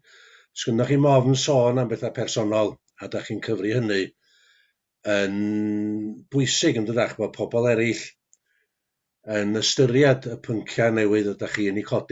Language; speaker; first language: Welsh; native; Welsh